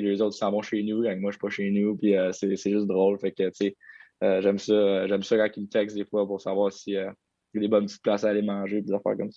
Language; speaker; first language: French; native; French